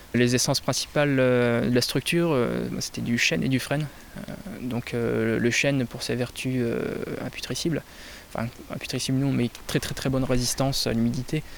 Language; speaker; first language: French; native; French